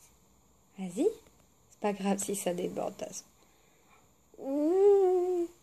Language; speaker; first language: French; native; French